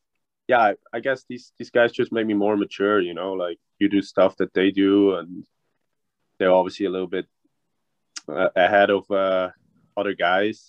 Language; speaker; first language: English; non-native, fluent; Swiss German